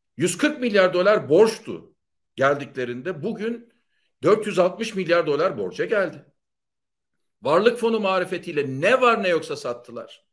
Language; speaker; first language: Turkish; native; Turkish